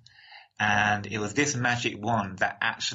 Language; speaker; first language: English; native; English